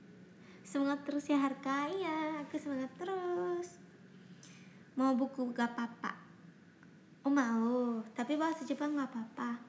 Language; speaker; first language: Indonesian; non-native, fluent; Japanese